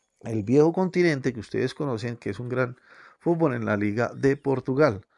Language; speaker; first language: Spanish; native; Spanish